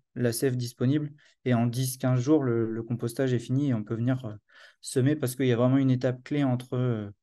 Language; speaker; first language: French; native; French